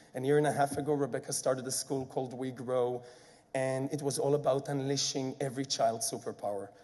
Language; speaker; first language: English; non-native, fluent; Hebrew